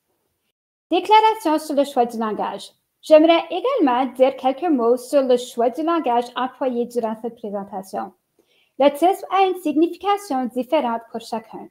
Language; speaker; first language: French; native; French